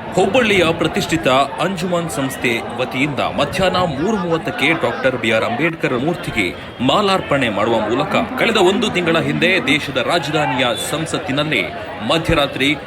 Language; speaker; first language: Kannada; native; Kannada